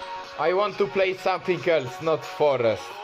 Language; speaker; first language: English; non-native, fluent; Polish